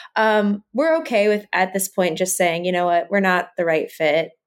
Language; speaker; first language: English; native; English